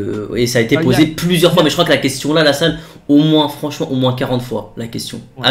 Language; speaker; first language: French; native; French